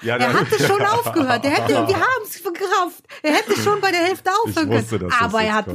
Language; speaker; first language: German; native; German